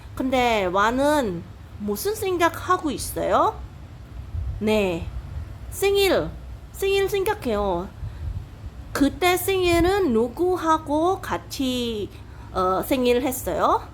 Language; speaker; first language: Korean; non-native, fluent; Khmer